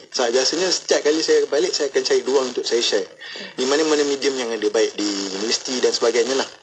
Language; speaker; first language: Malay; native; Malay